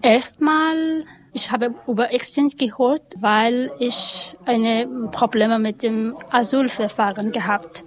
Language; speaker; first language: German; non-native, learner; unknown